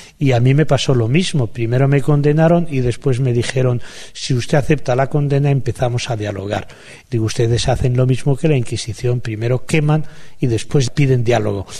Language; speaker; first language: Spanish; native; Spanish